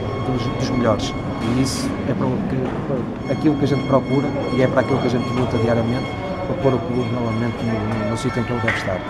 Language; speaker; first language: Portuguese; native; Portuguese